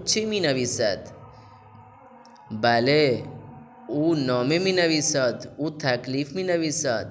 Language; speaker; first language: Persian; non-native, fluent; Urdu